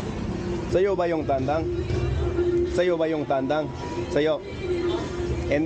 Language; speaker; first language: Filipino; non-native, learner; English